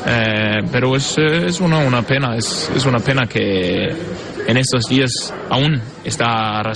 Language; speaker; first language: Spanish; non-native, fluent; Portuguese